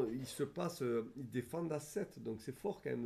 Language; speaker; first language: French; native; French